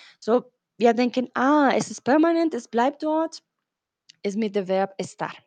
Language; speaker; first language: German; non-native, fluent; Spanish